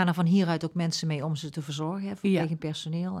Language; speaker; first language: Dutch; native; Dutch